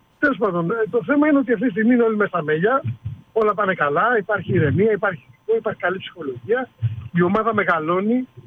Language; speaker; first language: Greek; native; Greek